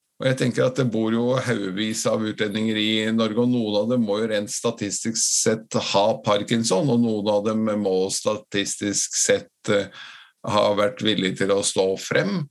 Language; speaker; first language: Norwegian; non-native, fluent; Latvian